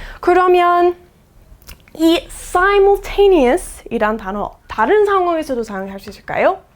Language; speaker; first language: Korean; non-native, fluent; English